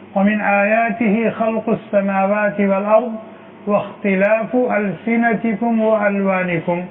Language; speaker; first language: Urdu; native; Urdu